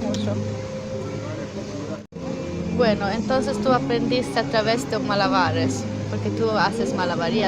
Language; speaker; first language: Spanish; non-native, learner; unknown